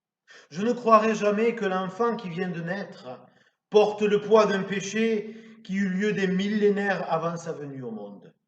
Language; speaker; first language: French; native; French